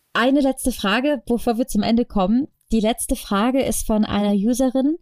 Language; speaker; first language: German; native; German